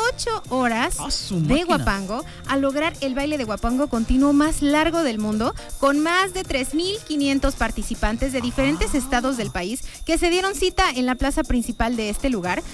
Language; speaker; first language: Spanish; native; Spanish